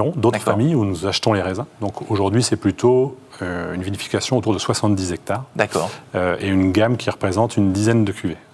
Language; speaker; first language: French; native; French